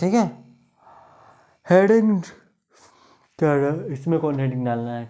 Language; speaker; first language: Hindi; native; Hindi